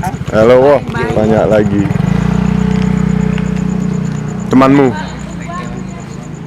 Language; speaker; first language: Indonesian; non-native, fluent; English